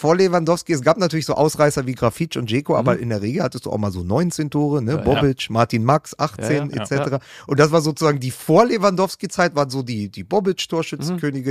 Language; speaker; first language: German; native; German